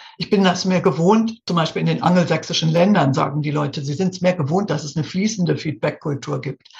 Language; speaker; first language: German; native; German